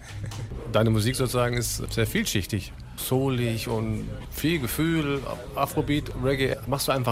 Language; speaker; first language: German; native; German